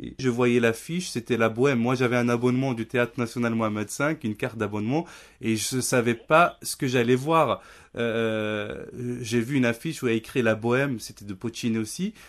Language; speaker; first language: French; non-native, local second language; Riffian